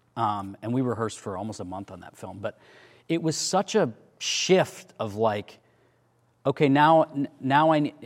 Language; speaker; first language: English; native; English